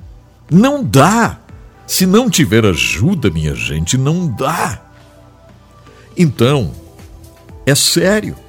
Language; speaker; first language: Portuguese; native; Portuguese